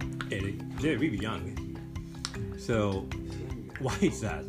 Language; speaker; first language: English; non-native, fluent; Japanese